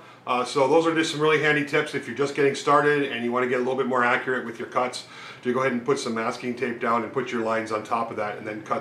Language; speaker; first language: English; native; English